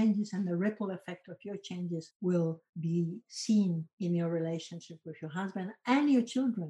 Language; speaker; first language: English; non-native, fluent; Polish